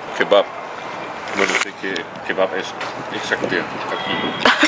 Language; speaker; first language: Spanish; non-native, learner; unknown